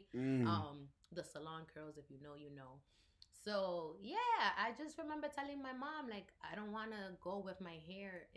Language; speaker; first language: English; native; English